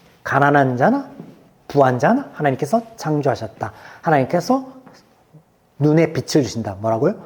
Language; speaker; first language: Korean; native; Korean